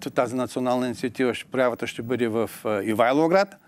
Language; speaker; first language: Bulgarian; native; Bulgarian